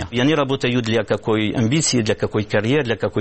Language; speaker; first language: Russian; non-native, fluent; French